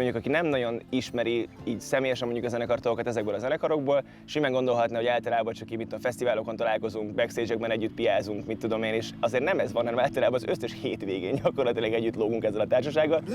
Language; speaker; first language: Hungarian; native; Hungarian